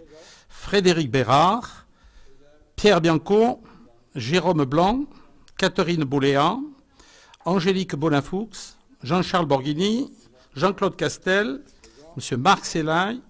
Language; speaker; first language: French; native; French